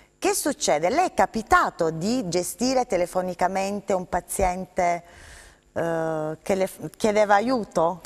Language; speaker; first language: Italian; native; Italian